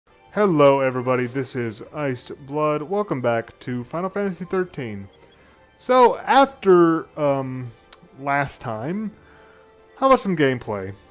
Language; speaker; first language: English; native; English